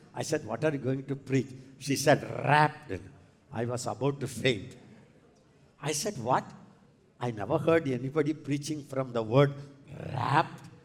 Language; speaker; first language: English; non-native, local second language; Tamil